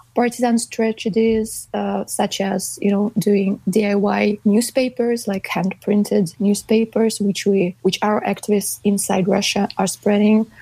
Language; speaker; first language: English; non-native, fluent; Russian